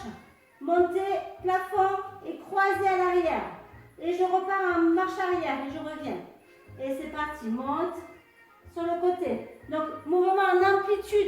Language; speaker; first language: French; native; French